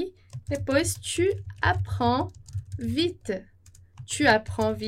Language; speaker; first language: French; non-native, fluent; Portuguese